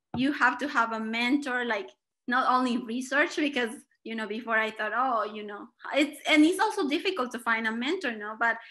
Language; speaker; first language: English; non-native, fluent; Spanish